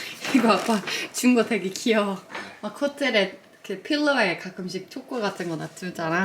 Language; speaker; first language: Korean; native; Korean